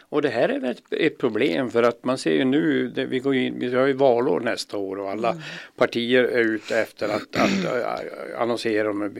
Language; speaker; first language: Swedish; native; Swedish